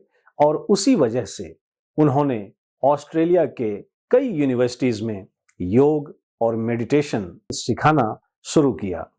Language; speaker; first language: Hindi; native; Hindi